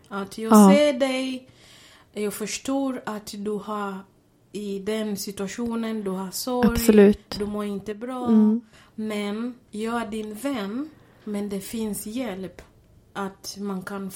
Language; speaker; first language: Swedish; non-native, fluent; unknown